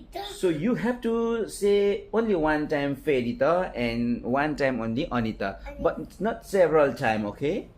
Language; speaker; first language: English; non-native, fluent; Nepali